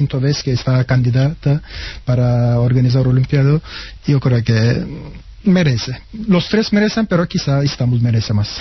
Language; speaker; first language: Spanish; non-native, fluent; Turkish